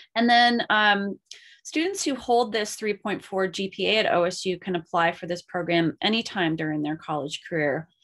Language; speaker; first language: English; native; English